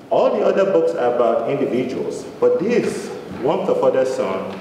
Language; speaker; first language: English; non-native, local second language; Yoruba